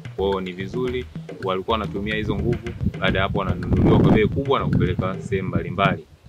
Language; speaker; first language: Swahili; native; Swahili